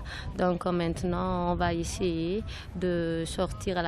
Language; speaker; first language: French; non-native, local second language; Malagasy